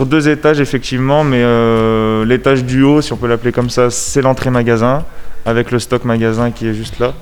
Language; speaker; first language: French; native; French